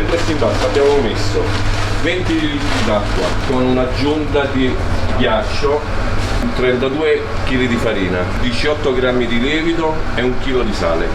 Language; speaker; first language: Italian; native; Italian